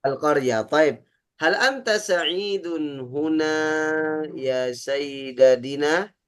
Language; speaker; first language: Arabic; non-native, fluent; Indonesian